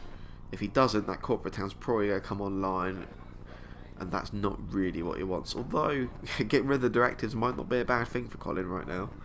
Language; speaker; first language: English; native; English